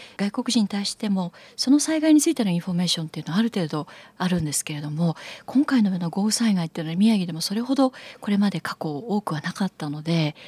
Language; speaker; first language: Japanese; native; Japanese